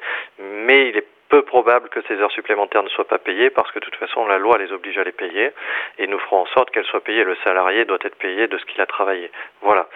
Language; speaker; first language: French; native; French